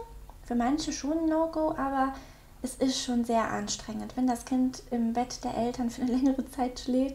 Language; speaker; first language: German; native; German